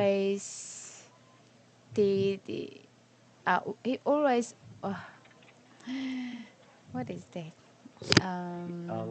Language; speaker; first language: English; non-native, learner; Korean